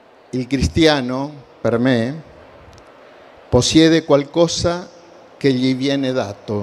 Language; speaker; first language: Italian; non-native, learner; Spanish